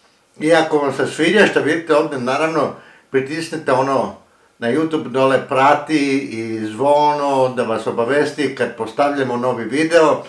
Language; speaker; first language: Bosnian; early bilingual, heritage; Croatian